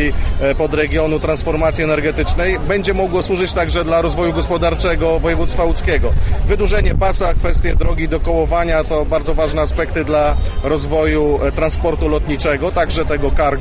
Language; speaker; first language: Polish; native; Polish